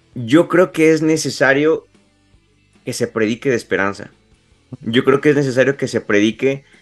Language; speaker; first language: Spanish; native; Spanish